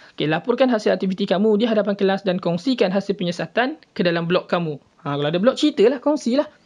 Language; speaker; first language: Malay; native; Malay